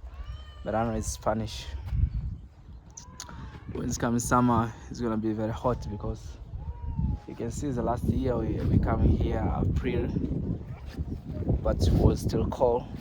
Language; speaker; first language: English; non-native, learner; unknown